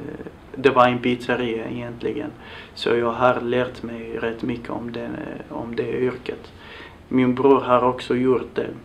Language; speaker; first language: Swedish; non-native, fluent; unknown